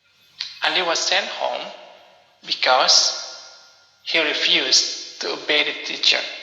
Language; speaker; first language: English; non-native, local second language; Indonesian